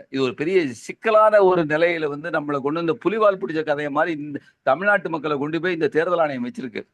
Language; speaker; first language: Tamil; native; Tamil